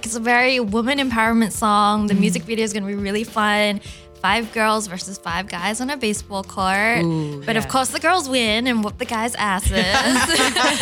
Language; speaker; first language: English; non-native, local second language; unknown